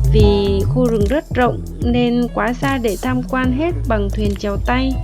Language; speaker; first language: Vietnamese; native; Vietnamese